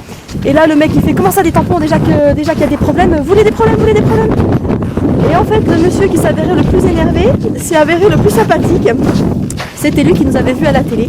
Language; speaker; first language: French; native; French